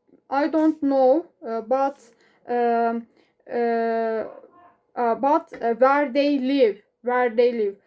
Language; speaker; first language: English; non-native, learner; Turkish